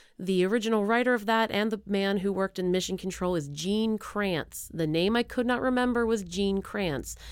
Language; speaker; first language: English; native; English